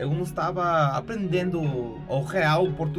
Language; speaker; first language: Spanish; early bilingual, heritage; Spanish